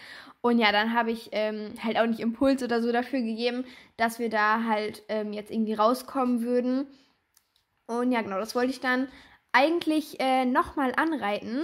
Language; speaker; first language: German; native; German